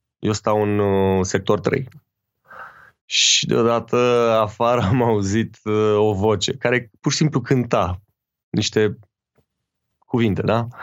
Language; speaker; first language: Romanian; native; Romanian